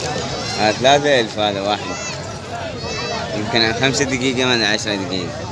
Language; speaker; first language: Arabic; non-native, learner; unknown